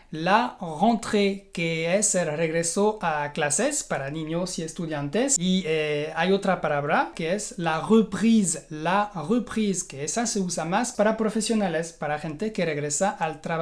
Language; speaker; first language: Spanish; non-native, fluent; French